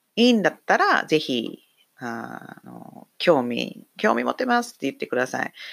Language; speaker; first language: Japanese; non-native, fluent; English